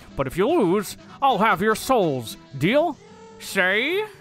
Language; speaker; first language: English; native; English